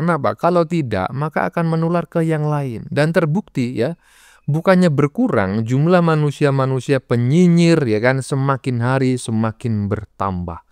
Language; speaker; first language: Indonesian; native; Indonesian